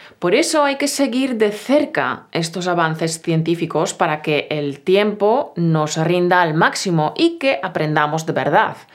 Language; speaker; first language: Spanish; native; Spanish